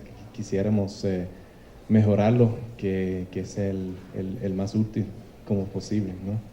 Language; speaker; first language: Spanish; non-native, learner; English